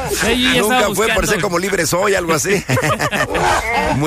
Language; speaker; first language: Spanish; native; Spanish